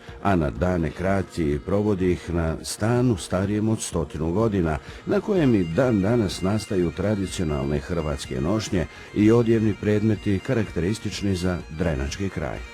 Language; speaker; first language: Bosnian; native; Bosnian